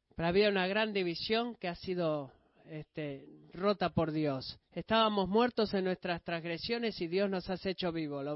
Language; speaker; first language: Spanish; non-native, fluent; Greek